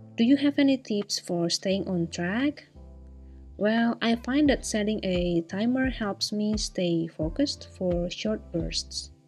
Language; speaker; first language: English; non-native, fluent; Indonesian